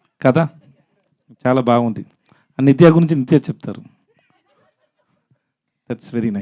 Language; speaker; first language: Telugu; non-native, learner; Tamil